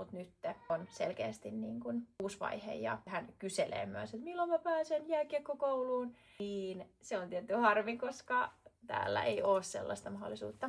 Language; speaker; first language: Finnish; native; Finnish